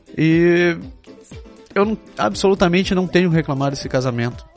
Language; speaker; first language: Portuguese; non-native, local second language; Japanese